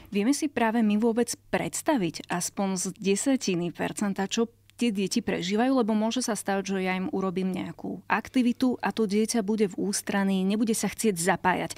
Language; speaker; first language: Slovak; native; Slovak